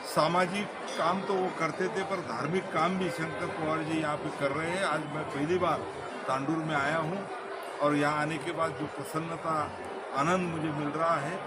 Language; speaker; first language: Hindi; non-native, local second language; Marathi